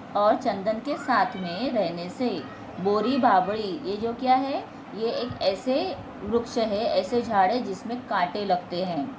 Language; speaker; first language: Hindi; non-native, local second language; Marathi